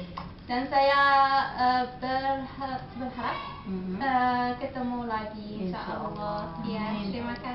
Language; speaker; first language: Indonesian; non-native, learner; Arabic